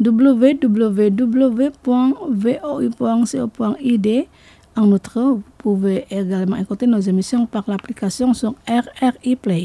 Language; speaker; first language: French; non-native, fluent; Indonesian